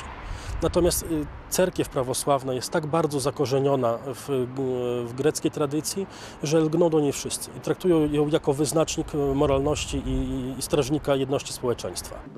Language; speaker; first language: Polish; native; Polish